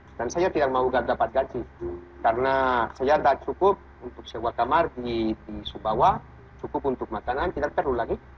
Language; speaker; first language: Indonesian; non-native, fluent; Catalan